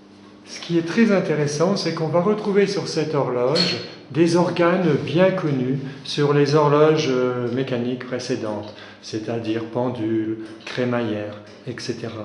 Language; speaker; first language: French; native; French